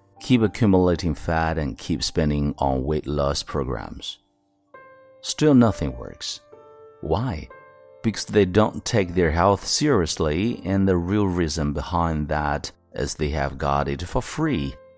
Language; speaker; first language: English; non-native, fluent; Chinese